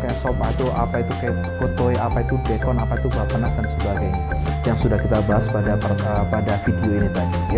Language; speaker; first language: Indonesian; native; Indonesian